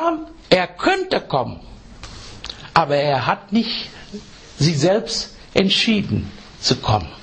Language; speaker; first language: German; non-native, fluent; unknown